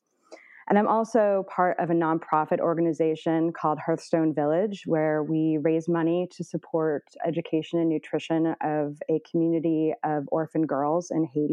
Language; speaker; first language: English; native; English